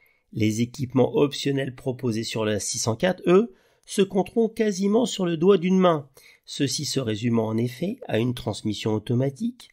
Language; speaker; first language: French; native; French